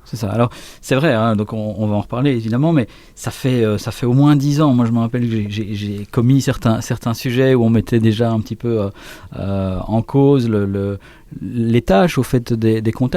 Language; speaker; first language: French; native; French